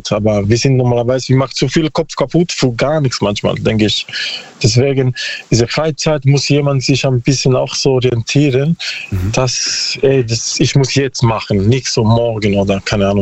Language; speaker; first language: German; non-native, learner; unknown